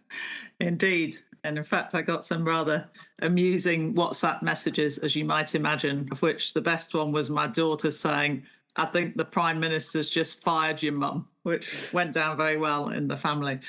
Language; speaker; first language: English; native; English